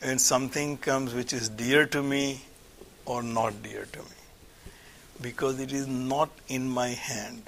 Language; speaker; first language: English; non-native, local second language; Gujarati